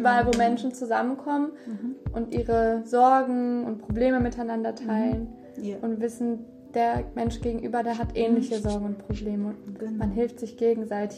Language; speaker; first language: German; early bilingual, other home language; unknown